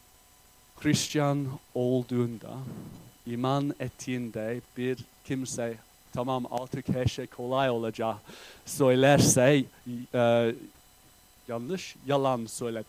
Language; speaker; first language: Turkish; non-native, fluent; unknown